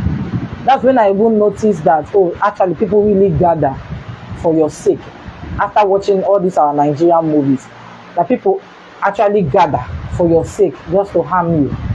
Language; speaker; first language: English; non-native, local second language; Igbo